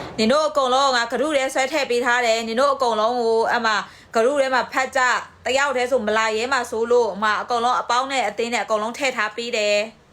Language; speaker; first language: Burmese; non-native, local second language; Karen languages